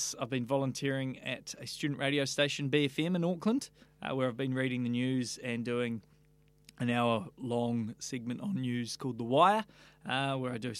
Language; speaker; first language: English; native; English